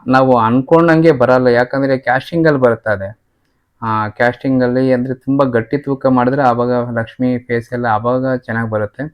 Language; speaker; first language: Kannada; non-native, local second language; Telugu